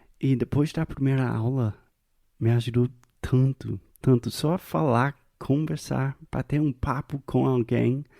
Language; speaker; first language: Portuguese; non-native, fluent; English